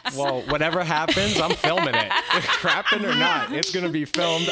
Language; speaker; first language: English; native; English